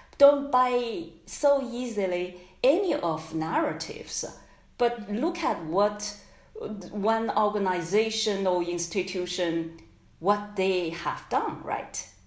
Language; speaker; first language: English; non-native, fluent; Chinese